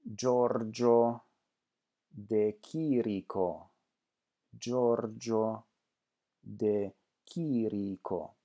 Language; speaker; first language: Italian; non-native, fluent; Lithuanian